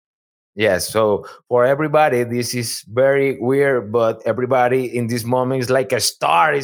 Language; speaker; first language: English; non-native, learner; Spanish